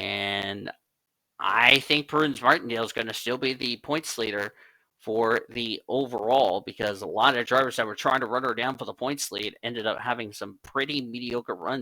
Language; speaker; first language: English; native; English